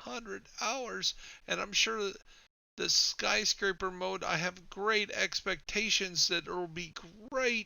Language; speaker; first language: English; native; English